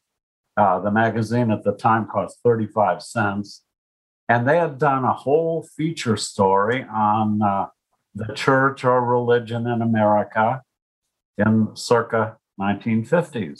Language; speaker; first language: English; native; English